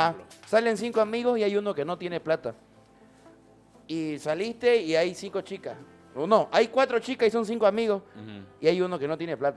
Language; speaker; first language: Spanish; native; Spanish